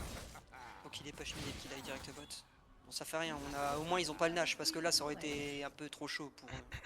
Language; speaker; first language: French; native; French